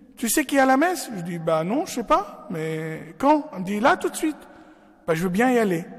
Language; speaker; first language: French; non-native, local second language; Arabic